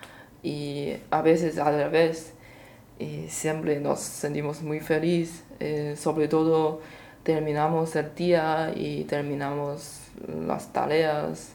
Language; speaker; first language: Spanish; non-native, learner; Chinese